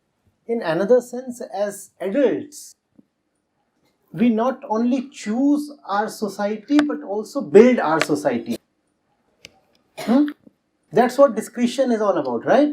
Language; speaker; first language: English; non-native, local second language; Hindi